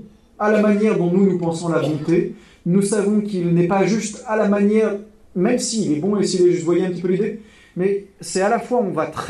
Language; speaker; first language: French; native; French